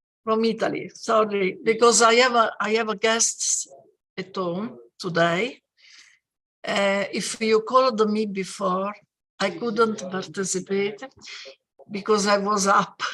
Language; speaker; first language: English; non-native, fluent; Italian